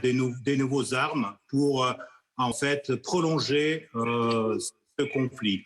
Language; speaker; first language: French; non-native, fluent; Russian